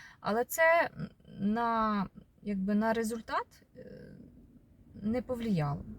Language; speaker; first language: Ukrainian; non-native, local second language; Russian